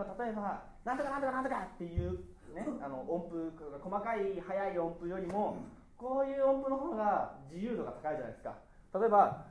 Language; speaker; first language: Japanese; native; Japanese